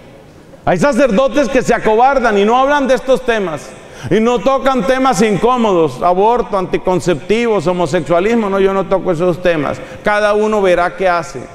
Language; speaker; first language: Spanish; native; Spanish